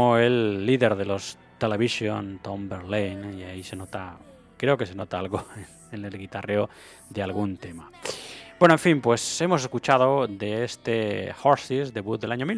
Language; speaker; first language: Spanish; native; Spanish